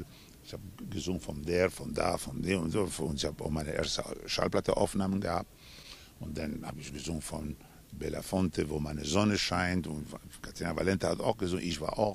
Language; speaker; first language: German; non-native, fluent; Spanish